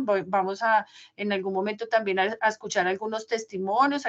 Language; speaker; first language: Spanish; native; Spanish